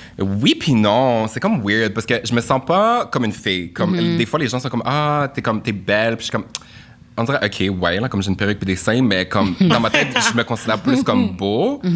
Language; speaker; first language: French; native; French